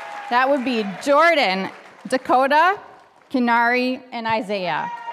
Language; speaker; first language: English; native; English